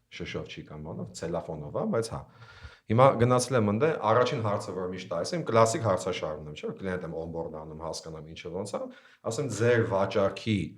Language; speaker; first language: Armenian; early bilingual, heritage; Armenian